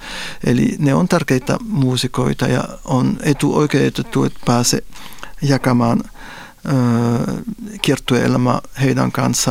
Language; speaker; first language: Finnish; non-native, fluent; Spanish